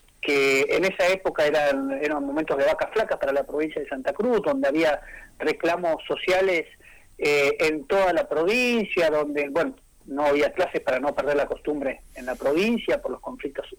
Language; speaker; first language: Spanish; native; Spanish